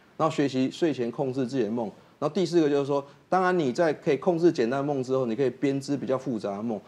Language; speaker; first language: Chinese; native; Chinese